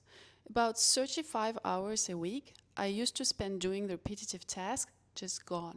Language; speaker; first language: English; non-native, fluent; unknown